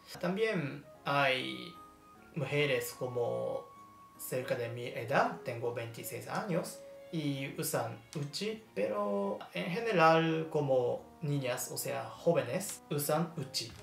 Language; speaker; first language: Spanish; non-native, learner; Japanese